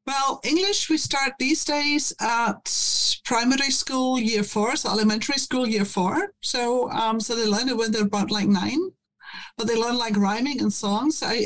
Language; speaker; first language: English; non-native, fluent; German